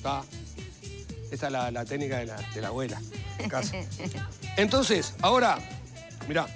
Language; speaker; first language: Spanish; native; Spanish